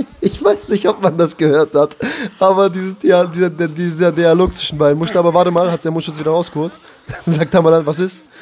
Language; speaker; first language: German; early bilingual, other home language; Armenian